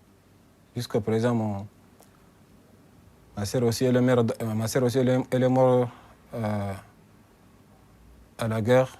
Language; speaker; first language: French; non-native, learner; Arabic